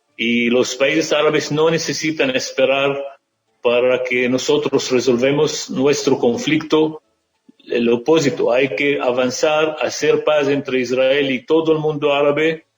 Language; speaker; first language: Spanish; non-native, fluent; Arabic